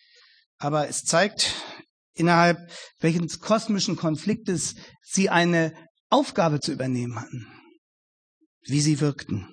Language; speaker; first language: German; native; German